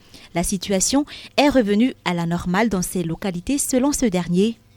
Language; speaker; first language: French; non-native, local second language; Malagasy